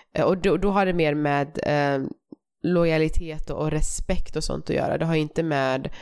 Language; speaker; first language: Swedish; early bilingual, other home language; Persian